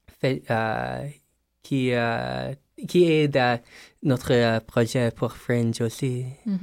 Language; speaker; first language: French; non-native, local second language; English